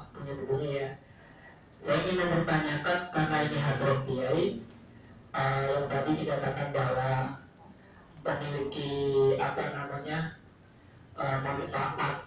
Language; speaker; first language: Indonesian; native; Indonesian